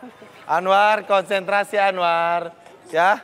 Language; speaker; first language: Indonesian; native; Indonesian